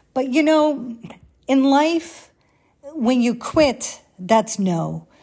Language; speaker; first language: English; non-native, fluent; Dutch